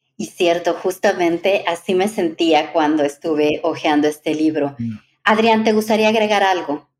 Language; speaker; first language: Spanish; native; Spanish